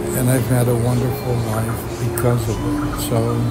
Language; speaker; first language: English; native; English